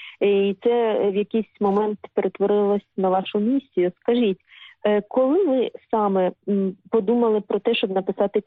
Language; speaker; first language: Ukrainian; native; Ukrainian